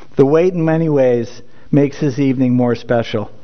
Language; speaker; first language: English; native; English